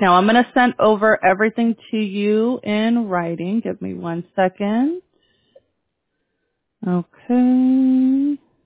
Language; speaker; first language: English; early bilingual, other home language; Spanish